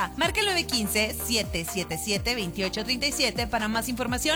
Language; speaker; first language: Spanish; native; Spanish